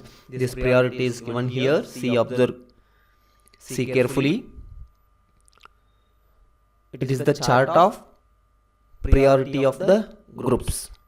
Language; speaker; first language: English; non-native, local second language; Kannada